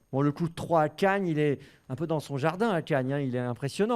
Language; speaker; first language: French; native; French